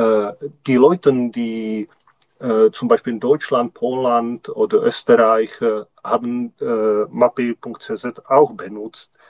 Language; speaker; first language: German; non-native, learner; Czech